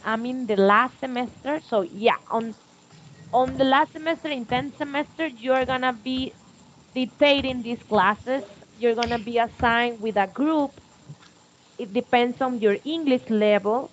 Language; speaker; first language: English; non-native, fluent; Spanish